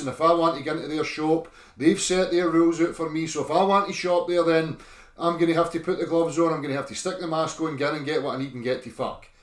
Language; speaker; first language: English; native; English